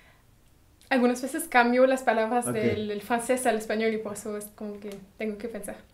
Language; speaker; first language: Spanish; early bilingual, heritage; German